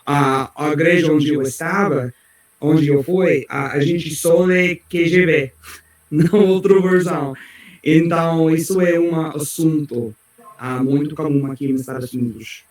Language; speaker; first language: Portuguese; non-native, learner; English